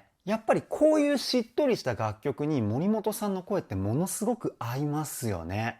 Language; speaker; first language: Japanese; native; Japanese